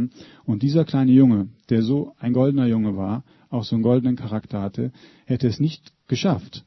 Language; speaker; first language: German; native; German